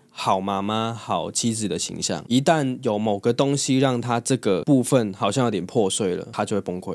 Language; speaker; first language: Chinese; non-native, local second language; Cantonese